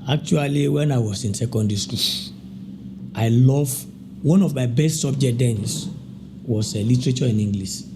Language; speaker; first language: English; non-native, local second language; Yoruba